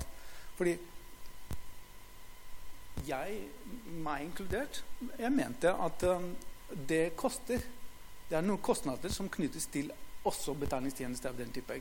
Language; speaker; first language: Norwegian; non-native, fluent; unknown